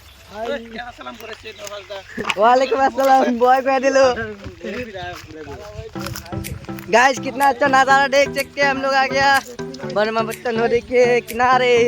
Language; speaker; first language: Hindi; non-native, local second language; Assamese